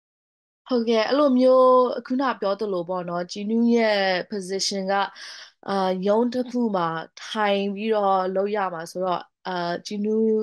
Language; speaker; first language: Burmese; non-native, local second language; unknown